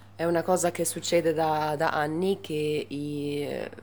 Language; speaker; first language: Italian; native; Italian